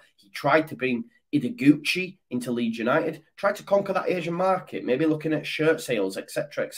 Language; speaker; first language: English; native; English